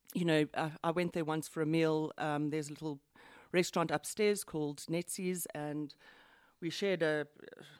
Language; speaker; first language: English; native; English